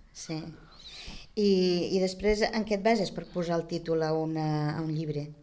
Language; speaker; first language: Catalan; native; Catalan